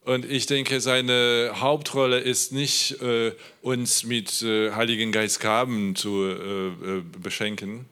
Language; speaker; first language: German; non-native, learner; Polish